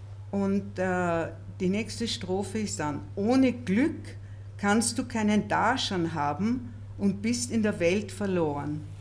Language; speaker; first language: German; native; German